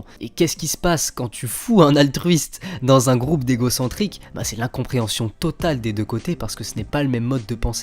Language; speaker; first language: French; native; French